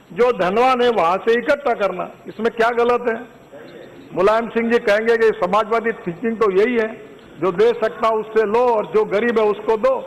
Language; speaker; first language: Hindi; non-native, local second language; Marathi